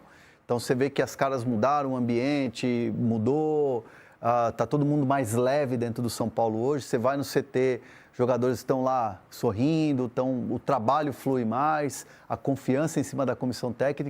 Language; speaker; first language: Portuguese; native; Portuguese